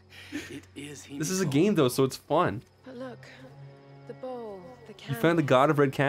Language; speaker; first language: English; native; English